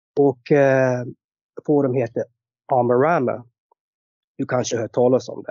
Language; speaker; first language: Swedish; non-native, fluent; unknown